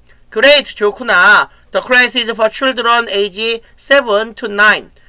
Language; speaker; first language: English; non-native, fluent; Korean